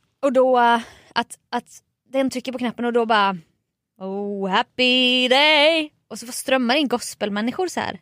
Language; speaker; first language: Swedish; native; Swedish